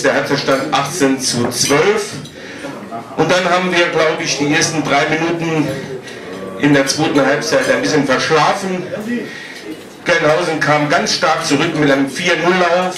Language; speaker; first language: German; native; German